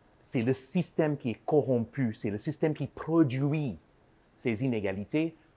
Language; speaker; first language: French; non-native, fluent; English